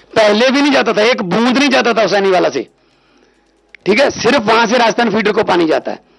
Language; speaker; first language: Hindi; non-native, local second language; Punjabi